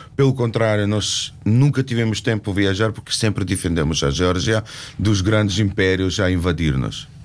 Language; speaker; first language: Portuguese; non-native, fluent; Georgian